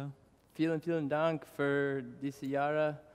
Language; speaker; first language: German; non-native, learner; English